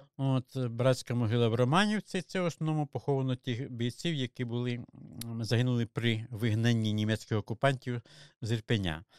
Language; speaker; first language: Ukrainian; native; Ukrainian